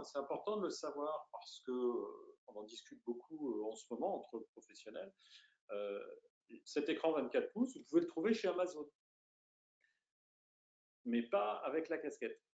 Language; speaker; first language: French; native; French